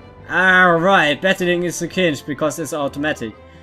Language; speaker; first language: English; non-native, learner; German